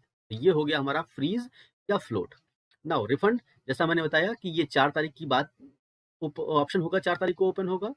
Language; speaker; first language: Hindi; native; Hindi